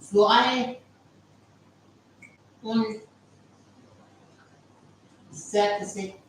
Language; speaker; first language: German; non-native, learner; Hindi